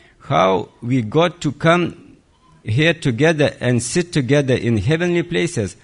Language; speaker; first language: English; non-native, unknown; Lithuanian